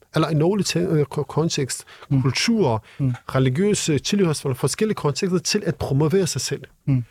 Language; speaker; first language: Danish; non-native, fluent; Kurdish